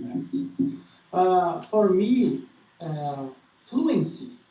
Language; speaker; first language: English; non-native, learner; Portuguese